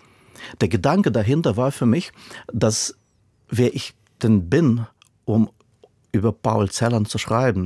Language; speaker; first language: German; non-native, fluent; Russian